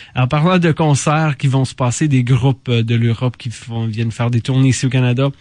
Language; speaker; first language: French; native; French